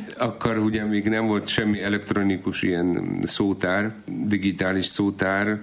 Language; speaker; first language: Hungarian; non-native, fluent; Polish